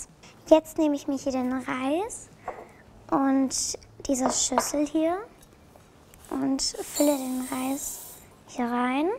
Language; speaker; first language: German; native; German